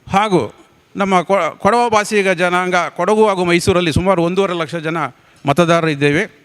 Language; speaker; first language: Kannada; non-native, local second language; Kodava